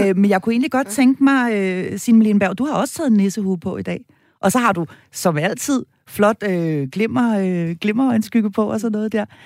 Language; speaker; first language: Danish; native; Danish